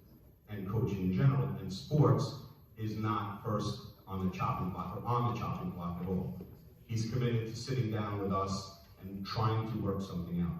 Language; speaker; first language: English; native; English